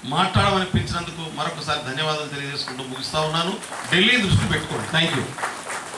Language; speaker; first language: Telugu; non-native, local second language; Lambadi